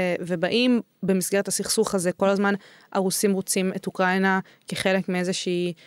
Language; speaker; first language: Hebrew; native; Hebrew